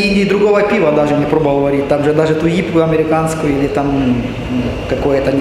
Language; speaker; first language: Russian; native; Russian